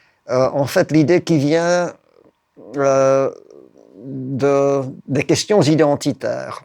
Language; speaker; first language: French; non-native, fluent; Czech